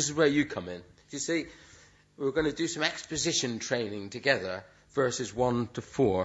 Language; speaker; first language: English; native; English